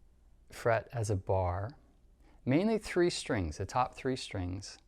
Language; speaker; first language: English; native; English